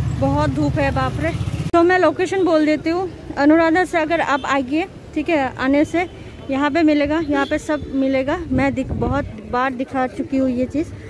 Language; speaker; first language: Hindi; non-native, local second language; Bangla